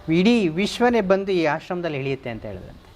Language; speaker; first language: Kannada; native; Kannada